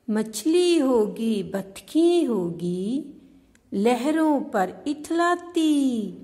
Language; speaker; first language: Hindi; non-native, local second language; Punjabi